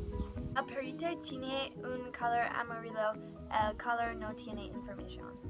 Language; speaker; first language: Spanish; non-native, learner; English